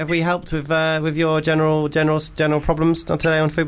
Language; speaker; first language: English; native; English